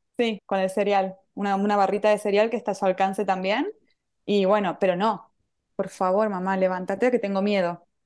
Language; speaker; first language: Spanish; native; Spanish